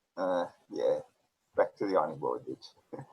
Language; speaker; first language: English; native; English